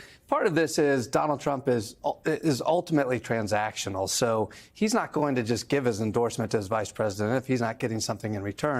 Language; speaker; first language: English; native; English